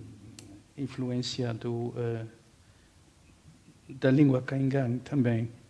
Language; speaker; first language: Portuguese; non-native, fluent; Dutch